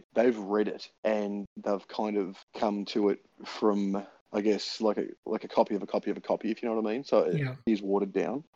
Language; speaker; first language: English; native; English